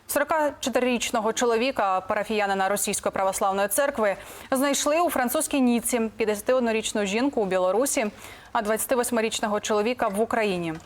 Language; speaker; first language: Ukrainian; native; Ukrainian